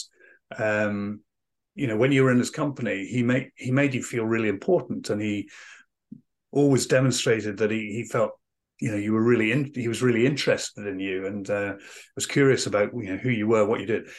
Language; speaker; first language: English; native; English